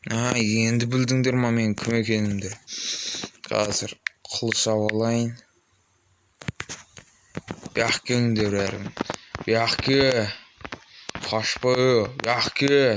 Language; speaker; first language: Kazakh; native; Kazakh